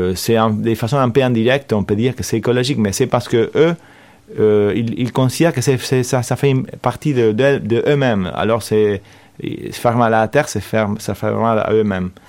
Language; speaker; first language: French; non-native, fluent; Spanish